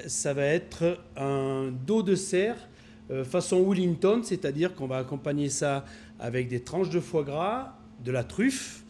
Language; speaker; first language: French; native; French